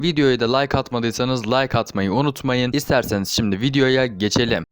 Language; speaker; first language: Turkish; native; Turkish